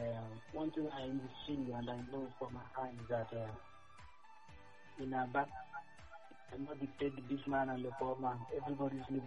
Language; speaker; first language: English; non-native, local second language; Igbo